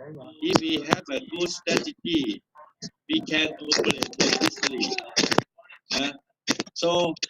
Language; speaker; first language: English; non-native, fluent; Thai